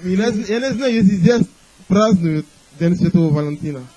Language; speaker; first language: Russian; non-native, fluent; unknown